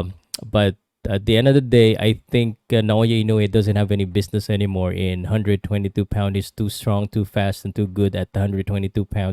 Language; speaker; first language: English; non-native, local second language; Filipino